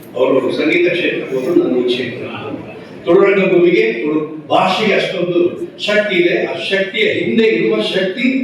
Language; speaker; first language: Kannada; non-native, local second language; Tulu